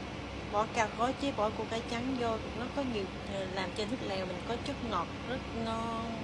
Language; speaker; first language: Vietnamese; early bilingual, heritage; Vietnamese